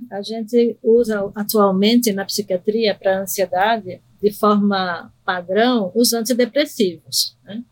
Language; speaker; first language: Portuguese; early bilingual, other home language; Spanish